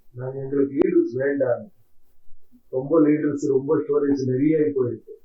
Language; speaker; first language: Tamil; non-native, learner; Kannada